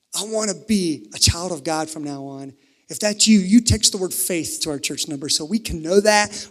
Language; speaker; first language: English; native; English